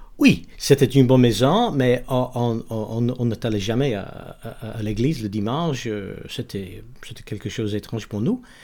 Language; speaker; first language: French; non-native, learner; English